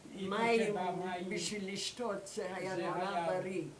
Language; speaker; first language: Hebrew; non-native, learner; German